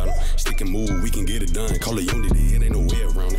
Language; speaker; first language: English; native; English